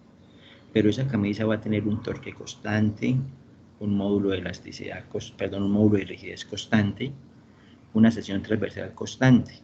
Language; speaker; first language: Spanish; native; Spanish